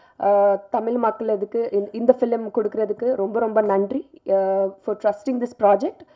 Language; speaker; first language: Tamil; non-native, local second language; Telugu